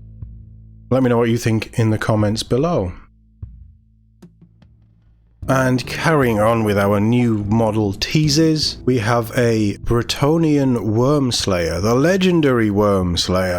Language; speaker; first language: English; native; English